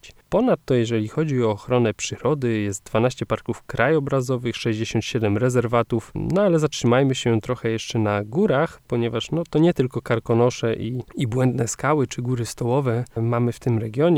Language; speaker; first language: Polish; native; Polish